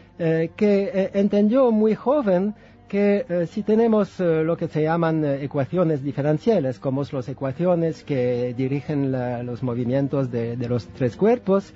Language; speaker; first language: Spanish; non-native, fluent; French